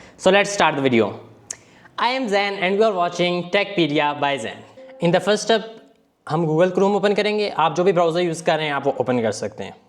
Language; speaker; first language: Urdu; native; Urdu